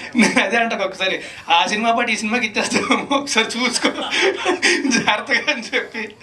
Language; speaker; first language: Telugu; native; Telugu